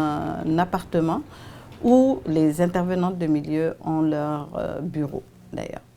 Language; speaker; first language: French; native; French